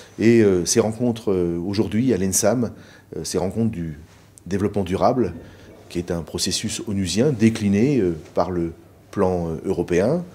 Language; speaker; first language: French; native; French